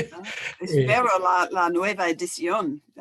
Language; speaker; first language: Spanish; non-native, fluent; English